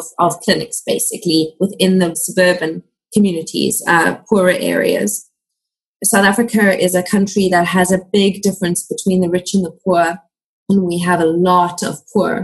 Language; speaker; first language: English; native; English